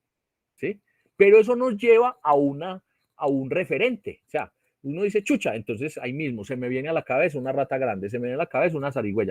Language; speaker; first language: Spanish; native; Spanish